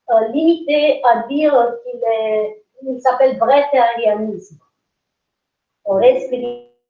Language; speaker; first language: French; non-native, learner; English